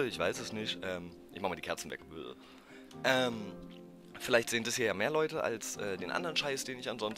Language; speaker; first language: German; native; German